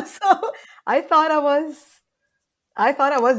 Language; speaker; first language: English; non-native, fluent; Portuguese